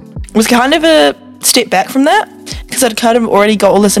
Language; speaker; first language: English; native; English